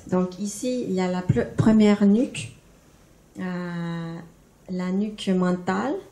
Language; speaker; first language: French; non-native, fluent; Finnish